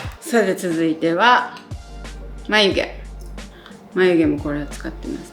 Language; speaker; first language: Japanese; native; Japanese